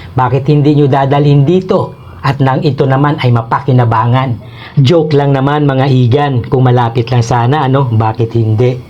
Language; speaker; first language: Filipino; non-native, local second language; Hiligaynon